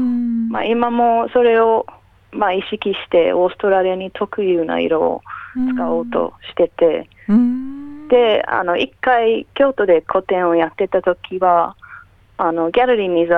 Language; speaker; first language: Japanese; non-native, fluent; English